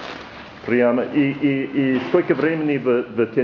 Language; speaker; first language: Russian; non-native, learner; English